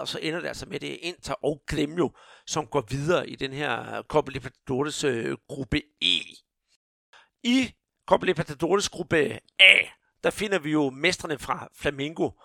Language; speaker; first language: Danish; native; Danish